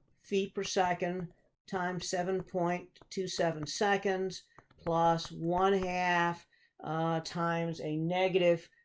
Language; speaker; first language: English; native; English